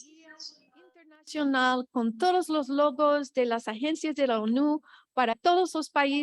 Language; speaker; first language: Spanish; non-native, fluent; English